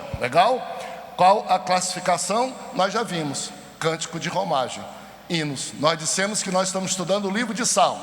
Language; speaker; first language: Portuguese; native; Portuguese